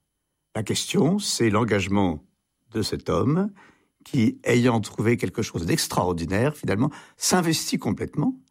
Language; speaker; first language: French; native; French